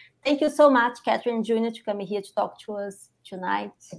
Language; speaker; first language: English; non-native, fluent; Portuguese